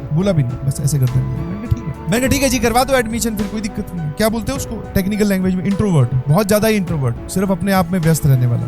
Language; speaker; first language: Hindi; native; Hindi